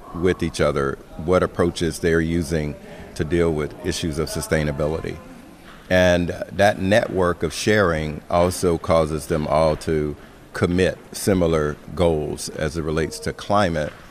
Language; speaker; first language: English; native; English